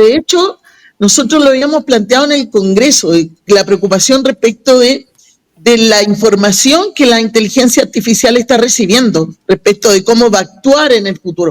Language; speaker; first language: Spanish; native; Spanish